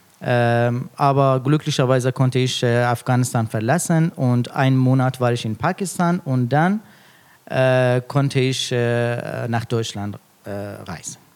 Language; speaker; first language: German; non-native, fluent; Persian